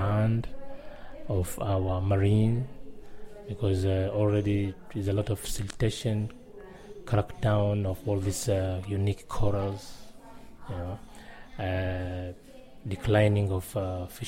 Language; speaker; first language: English; non-native, local second language; Swahili